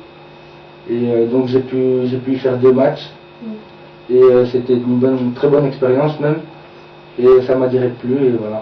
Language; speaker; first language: French; native; French